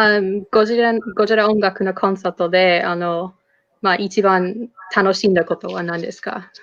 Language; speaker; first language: Japanese; non-native, fluent; English